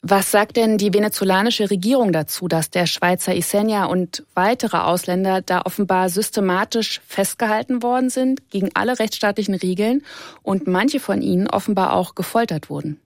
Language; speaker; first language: German; native; German